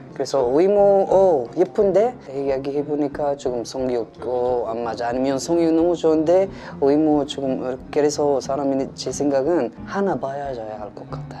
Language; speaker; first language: Korean; non-native, learner; Arabic